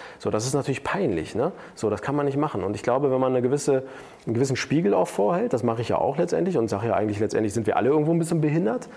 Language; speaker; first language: German; early bilingual, other home language; Turkish